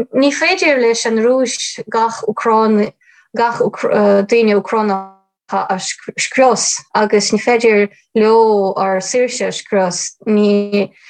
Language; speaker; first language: Irish; non-native, fluent; Ukrainian